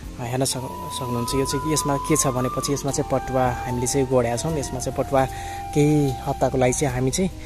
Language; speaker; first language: Nepali; non-native, local second language; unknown